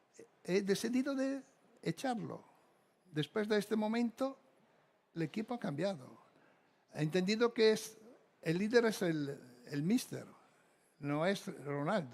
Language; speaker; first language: Spanish; non-native, fluent; Italian